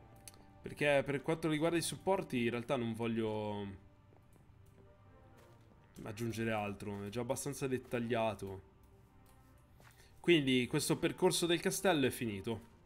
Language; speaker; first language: Italian; native; Italian